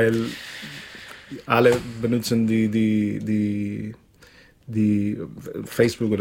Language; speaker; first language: German; non-native, fluent; Spanish